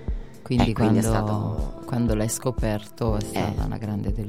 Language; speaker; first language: Italian; native; Italian